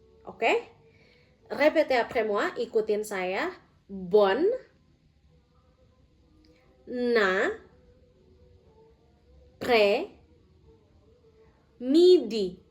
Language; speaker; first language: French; non-native, fluent; Indonesian